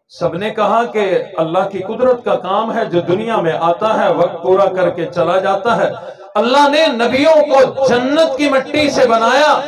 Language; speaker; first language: Urdu; non-native, local second language; Saraiki